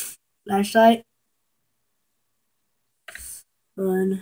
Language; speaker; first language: English; native; English